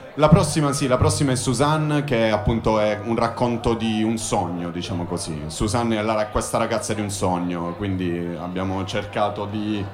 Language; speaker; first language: Italian; native; Italian